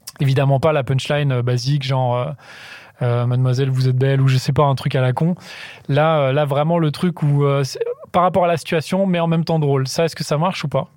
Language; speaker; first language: French; native; French